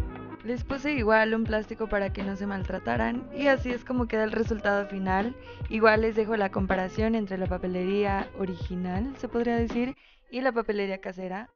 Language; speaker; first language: Spanish; native; Spanish